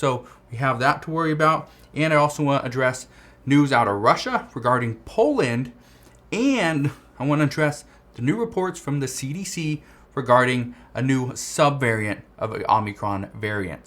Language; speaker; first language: English; native; English